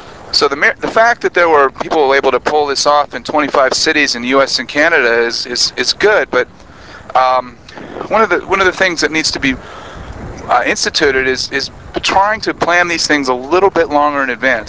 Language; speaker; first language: English; native; English